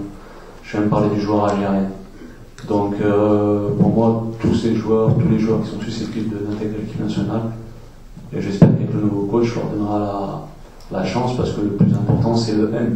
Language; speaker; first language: French; native; French